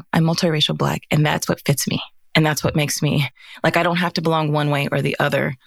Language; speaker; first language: English; native; English